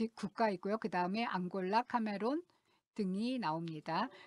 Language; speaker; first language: Korean; non-native, fluent; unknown